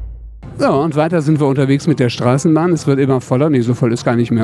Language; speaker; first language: German; native; German